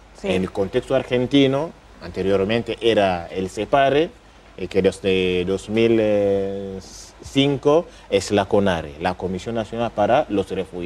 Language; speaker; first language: Spanish; non-native, fluent; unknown